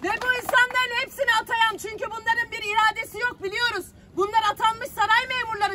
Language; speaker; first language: Turkish; native; Turkish